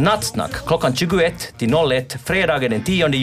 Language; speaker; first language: Swedish; native; Swedish